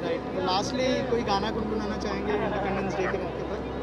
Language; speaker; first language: Hindi; native; Hindi